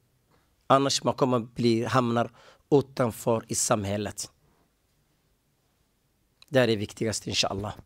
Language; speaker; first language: Swedish; non-native, learner; Somali